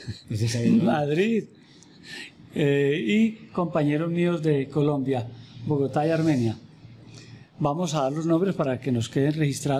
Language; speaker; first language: Spanish; native; Spanish